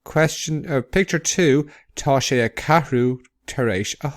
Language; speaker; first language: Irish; non-native, local second language; English